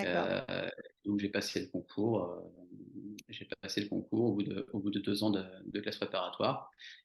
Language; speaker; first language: French; native; French